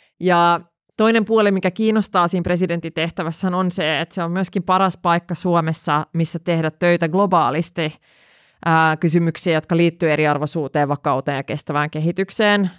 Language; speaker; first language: Finnish; non-native, local second language; Swedish